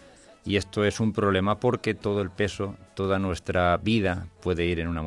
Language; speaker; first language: Spanish; native; Spanish